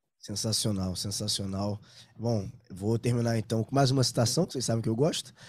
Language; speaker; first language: Portuguese; native; Portuguese